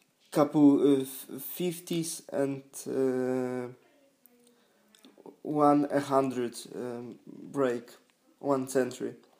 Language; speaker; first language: English; non-native, learner; Polish